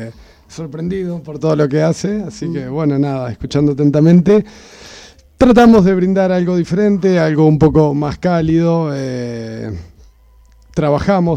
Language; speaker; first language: Spanish; native; Spanish